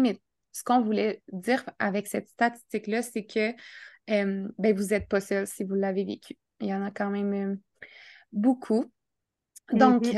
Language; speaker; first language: French; native; French